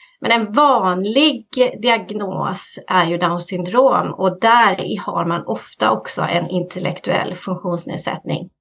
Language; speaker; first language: Swedish; native; Swedish